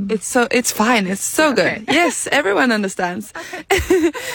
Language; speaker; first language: English; non-native, fluent; Swedish